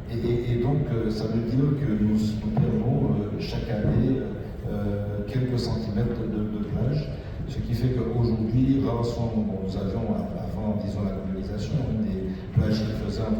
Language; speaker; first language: French; native; French